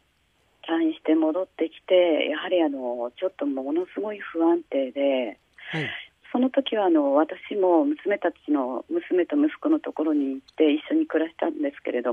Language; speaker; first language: Japanese; native; Japanese